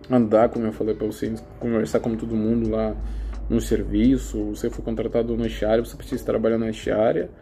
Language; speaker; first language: Portuguese; non-native, learner; Russian